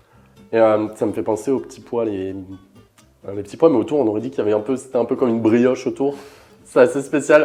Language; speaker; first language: French; native; French